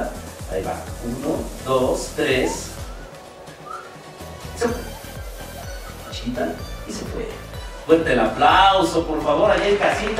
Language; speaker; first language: Spanish; native; Spanish